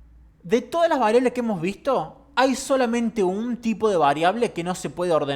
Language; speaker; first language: Spanish; native; Spanish